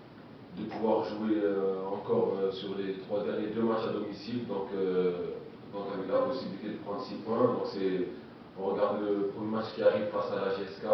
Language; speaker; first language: French; native; French